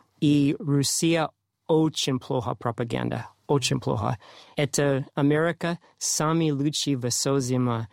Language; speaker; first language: Russian; non-native, learner; English